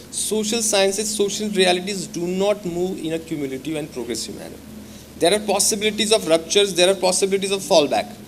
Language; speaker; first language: English; non-native, local second language; Marathi